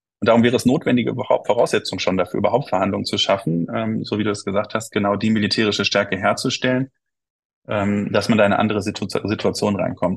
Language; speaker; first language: German; native; German